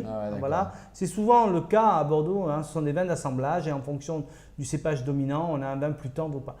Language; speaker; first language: French; native; French